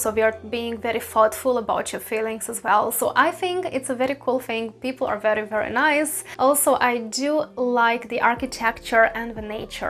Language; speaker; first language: English; non-native, fluent; Russian